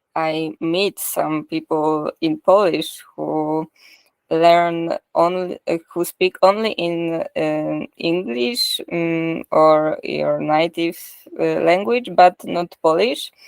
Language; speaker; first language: English; non-native, learner; Polish